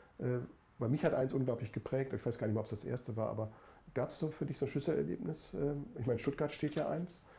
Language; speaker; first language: German; native; German